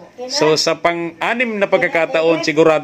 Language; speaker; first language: Filipino; native; Filipino